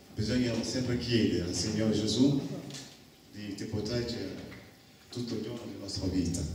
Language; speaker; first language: Italian; non-native, fluent; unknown